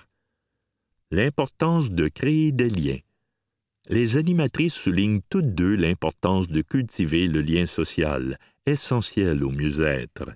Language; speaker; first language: French; native; French